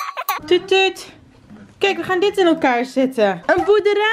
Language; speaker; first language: Dutch; native; Dutch